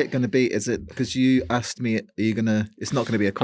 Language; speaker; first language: English; native; English